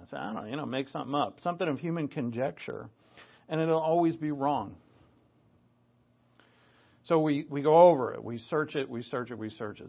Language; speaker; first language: English; native; English